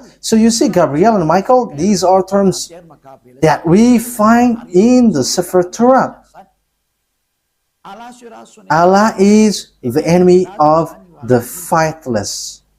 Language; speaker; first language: English; non-native, fluent; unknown